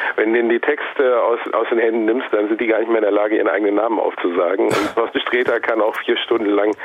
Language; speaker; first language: German; native; German